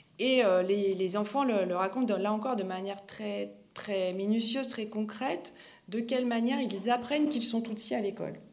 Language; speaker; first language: French; native; French